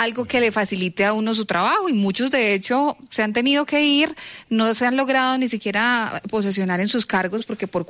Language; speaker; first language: Spanish; native; Spanish